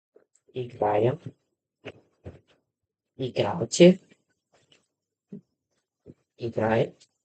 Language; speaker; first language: Russian; non-native, learner; English